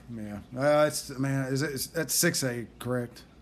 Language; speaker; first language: English; native; English